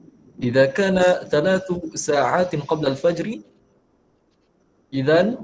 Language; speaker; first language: Arabic; non-native, fluent; Malay